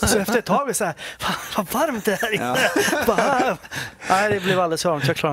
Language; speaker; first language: Swedish; native; Swedish